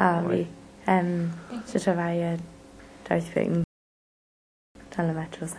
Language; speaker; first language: French; non-native, learner; English